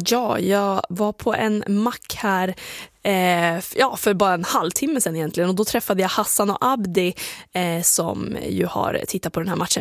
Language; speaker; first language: Swedish; native; Swedish